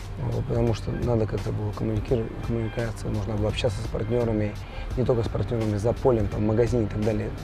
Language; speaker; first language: Russian; non-native, fluent; Georgian